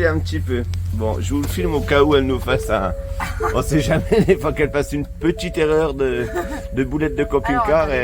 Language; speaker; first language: French; native; French